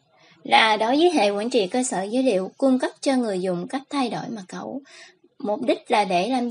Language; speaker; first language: Vietnamese; native; Vietnamese